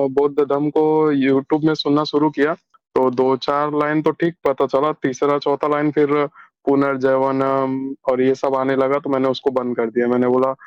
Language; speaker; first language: Hindi; native; Hindi